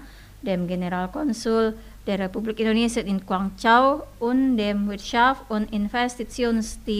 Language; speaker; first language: German; non-native, fluent; Indonesian